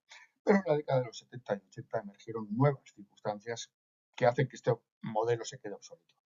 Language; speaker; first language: Spanish; native; Spanish